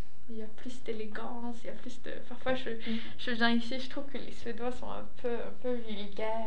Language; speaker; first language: French; non-native, fluent; Swedish